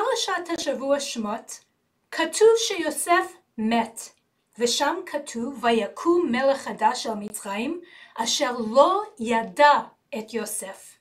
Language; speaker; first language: Hebrew; non-native, learner; English